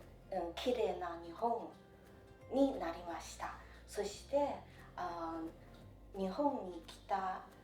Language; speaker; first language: Japanese; non-native, fluent; Chinese